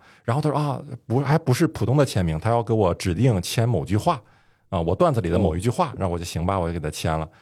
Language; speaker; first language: Chinese; native; Chinese